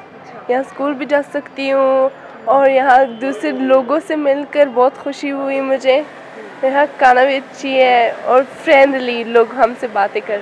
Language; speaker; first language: Hindi; non-native, learner; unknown